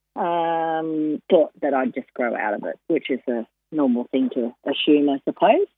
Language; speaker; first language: English; native; English